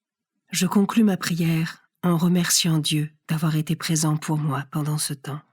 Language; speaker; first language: French; native; French